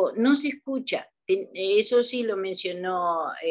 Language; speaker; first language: Spanish; native; Spanish